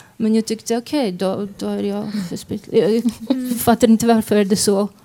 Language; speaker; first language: Swedish; non-native, fluent; Croatian